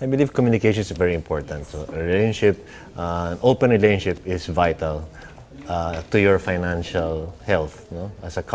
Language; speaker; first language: English; non-native, local second language; Filipino